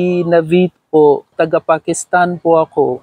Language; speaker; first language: Filipino; non-native, learner; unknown